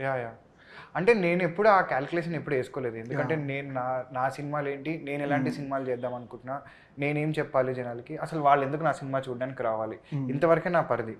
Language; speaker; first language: Telugu; native; Telugu